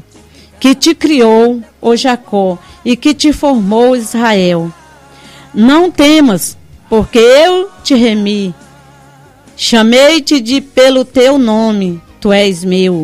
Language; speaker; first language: Portuguese; native; Portuguese